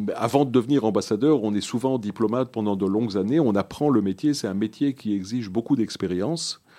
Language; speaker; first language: French; early bilingual, other home language; Hebrew